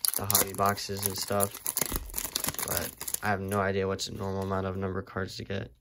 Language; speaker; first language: English; native; English